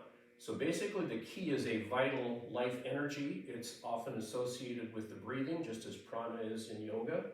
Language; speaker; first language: English; native; English